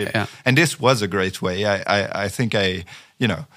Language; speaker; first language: English; non-native, fluent; French